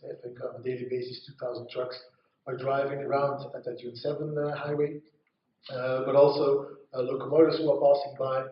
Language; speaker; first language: English; non-native, fluent; Dutch